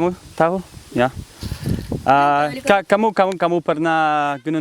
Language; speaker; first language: Indonesian; non-native, learner; English